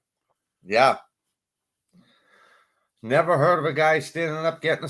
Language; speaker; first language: English; native; English